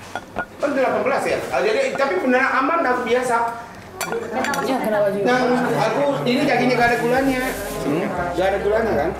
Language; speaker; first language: Indonesian; non-native, learner; Japanese